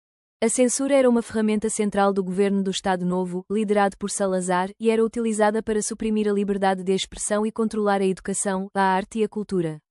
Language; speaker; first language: Portuguese; native; Portuguese